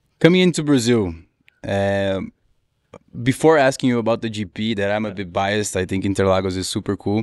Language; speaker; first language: English; non-native, fluent; Portuguese